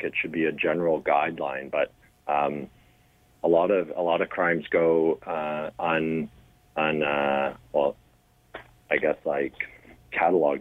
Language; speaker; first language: English; native; English